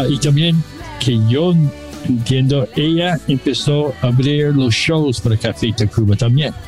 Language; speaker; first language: Spanish; non-native, learner; English